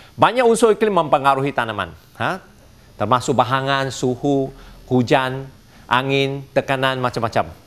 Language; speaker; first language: Malay; non-native, local second language; Chinese